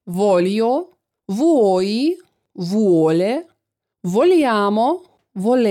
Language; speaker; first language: Italian; non-native, fluent; Russian